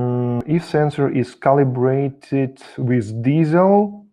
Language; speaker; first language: English; non-native, fluent; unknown